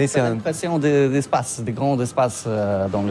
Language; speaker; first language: French; non-native, learner; Polish